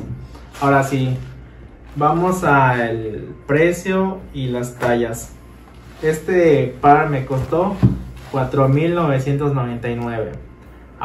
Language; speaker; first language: Spanish; native; Spanish